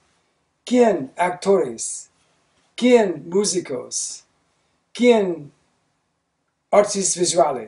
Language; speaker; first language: Spanish; non-native, learner; English